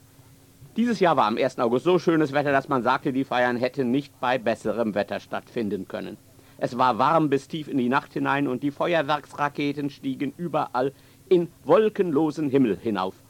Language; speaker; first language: German; native; German